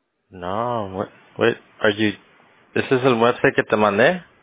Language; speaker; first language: English; early bilingual, other home language; Spanish